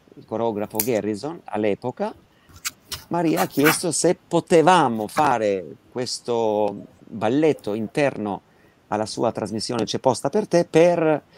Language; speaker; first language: Italian; non-native, fluent; Albanian